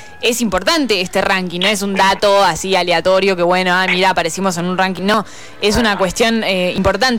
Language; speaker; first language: Spanish; native; Spanish